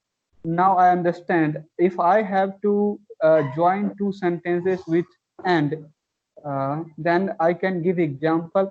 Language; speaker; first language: English; non-native, learner; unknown